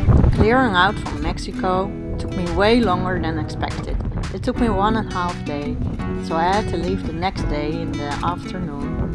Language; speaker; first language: English; non-native, fluent; Dutch